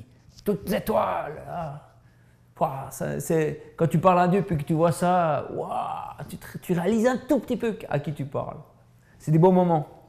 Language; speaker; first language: French; native; French